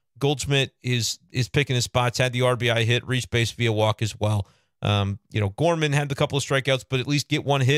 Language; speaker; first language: English; native; English